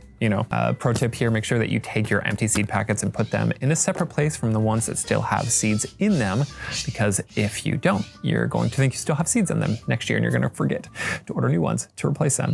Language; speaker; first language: English; native; English